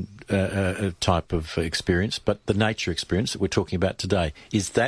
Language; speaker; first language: English; native; English